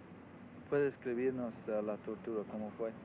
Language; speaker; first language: Portuguese; non-native, fluent; Spanish